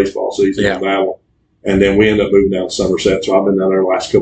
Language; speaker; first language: English; native; English